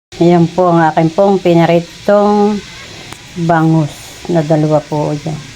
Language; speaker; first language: Filipino; native; Filipino